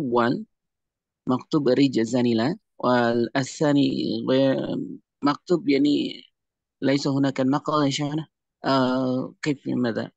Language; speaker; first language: Arabic; non-native, learner; Indonesian